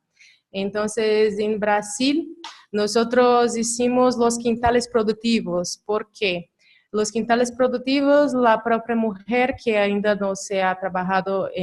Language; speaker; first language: Spanish; non-native, learner; Portuguese